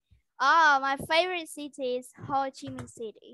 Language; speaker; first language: English; non-native, learner; Vietnamese